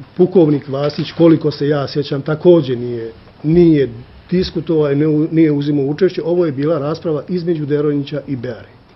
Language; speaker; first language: Bosnian; native; Bosnian